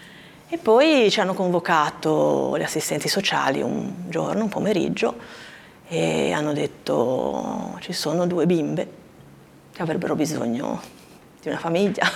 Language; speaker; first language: Italian; native; Italian